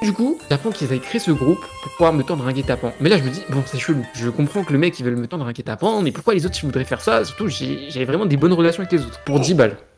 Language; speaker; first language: French; native; French